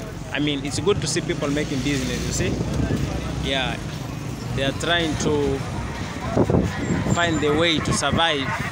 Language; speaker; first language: English; non-native, fluent; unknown